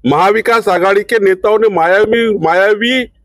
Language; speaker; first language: Hindi; non-native, local second language; Marathi